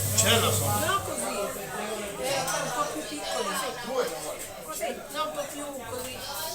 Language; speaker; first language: Italian; non-native, learner; Thai